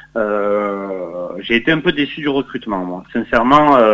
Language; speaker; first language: French; native; French